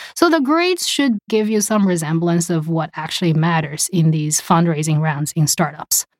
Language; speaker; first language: English; early bilingual, other home language; Chinese